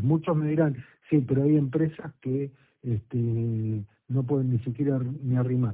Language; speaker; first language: Spanish; native; Spanish